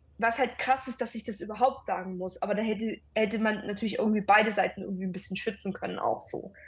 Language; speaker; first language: German; early bilingual, other home language; Italian